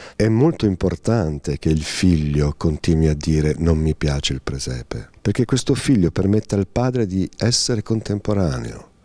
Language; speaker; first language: Italian; native; Italian